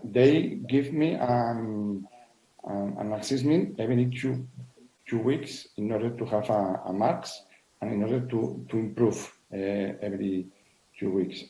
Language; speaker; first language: English; non-native, learner; Spanish